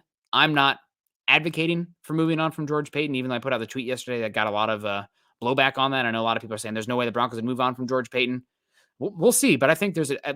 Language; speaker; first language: English; native; English